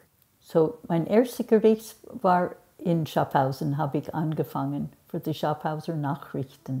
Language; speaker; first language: German; non-native, fluent; English